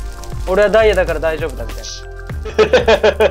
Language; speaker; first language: Japanese; native; Japanese